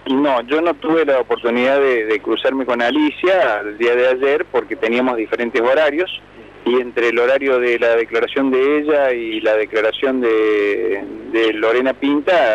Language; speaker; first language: Spanish; native; Spanish